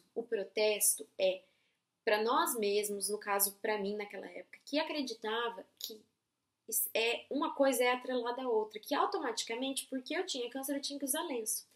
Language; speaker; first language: Portuguese; native; Portuguese